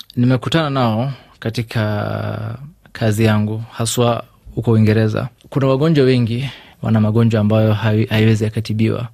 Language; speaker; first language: Swahili; non-native, local second language; Somali